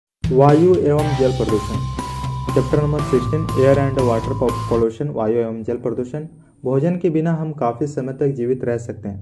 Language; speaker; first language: Hindi; native; Hindi